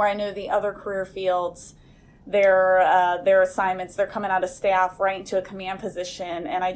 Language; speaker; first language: English; native; English